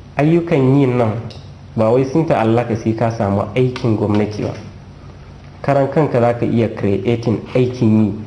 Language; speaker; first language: Hausa; non-native, local second language; Fula